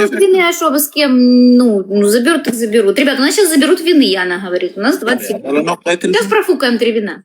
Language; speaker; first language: Russian; native; Russian